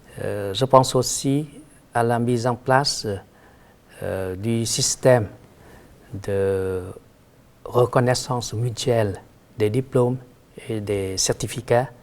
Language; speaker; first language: French; non-native, fluent; Vietnamese